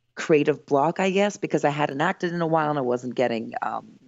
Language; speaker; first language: English; early bilingual, other home language; Greek